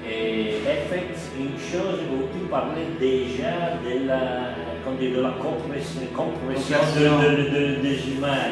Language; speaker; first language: French; non-native, fluent; Italian